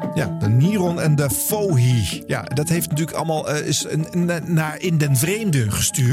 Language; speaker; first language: Dutch; native; Dutch